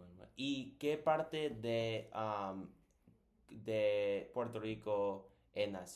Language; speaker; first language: Spanish; non-native, learner; English